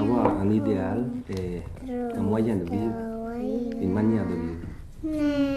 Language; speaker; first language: French; early bilingual, other home language; Thai